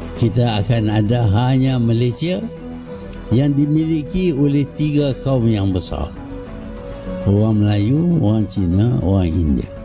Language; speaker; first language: Malay; native; Malay